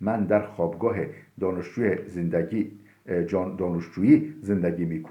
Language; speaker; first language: Persian; non-native, fluent; Turkish